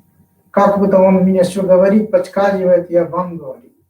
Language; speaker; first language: Russian; non-native, fluent; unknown